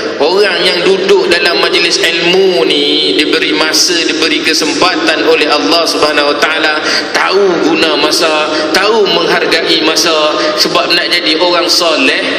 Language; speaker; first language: Malay; native; Malay